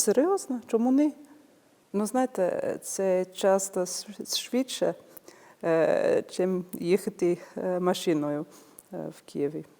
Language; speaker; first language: Ukrainian; non-native, fluent; English